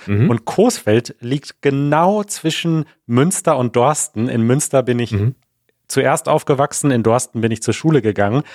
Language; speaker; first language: German; native; German